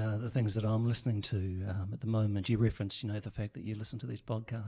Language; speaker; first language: English; native; English